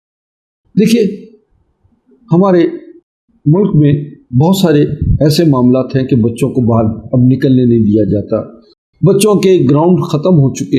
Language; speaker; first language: Urdu; native; Urdu